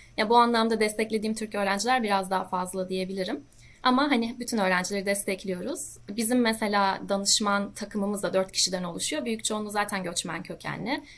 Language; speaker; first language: Turkish; native; Turkish